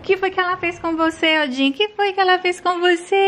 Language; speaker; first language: Portuguese; native; Portuguese